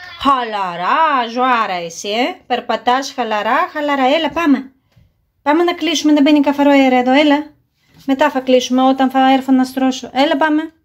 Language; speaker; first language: Greek; native; Greek